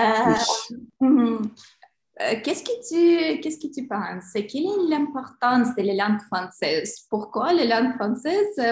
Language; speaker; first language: French; non-native, learner; Ukrainian